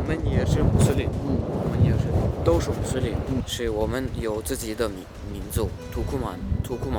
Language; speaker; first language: Chinese; non-native, fluent; Turkmen